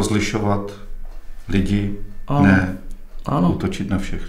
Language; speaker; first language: Czech; native; Czech